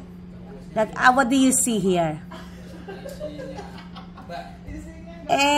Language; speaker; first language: English; non-native, local second language; Hiligaynon